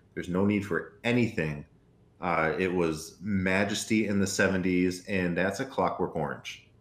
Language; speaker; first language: English; native; English